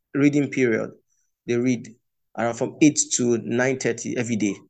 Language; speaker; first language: English; non-native, local second language; Yoruba